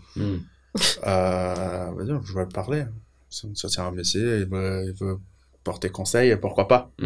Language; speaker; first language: French; non-native, fluent; Portuguese